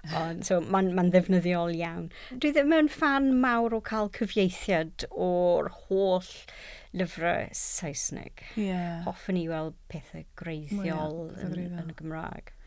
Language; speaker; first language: Welsh; non-native, local second language; English